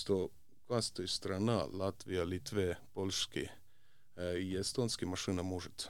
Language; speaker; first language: Russian; non-native, local second language; Estonian